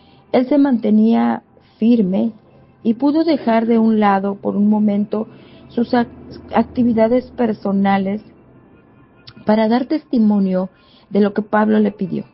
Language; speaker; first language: Spanish; native; Spanish